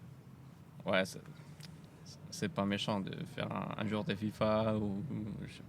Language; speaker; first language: French; non-native, fluent; Spanish